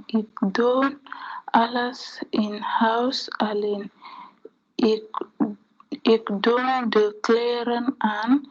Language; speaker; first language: Dutch; non-native, learner; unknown